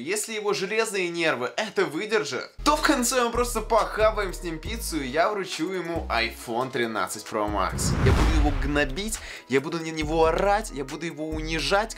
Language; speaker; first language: Russian; native; Russian